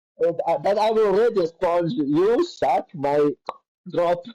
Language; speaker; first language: English; non-native, learner; Italian